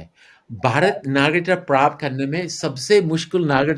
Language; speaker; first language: Hindi; non-native, fluent; English